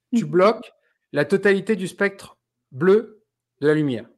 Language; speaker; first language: French; native; French